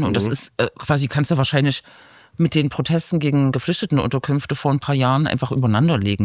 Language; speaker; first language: German; native; German